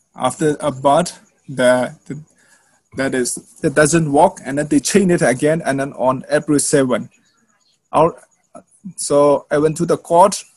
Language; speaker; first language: English; non-native, learner; Burmese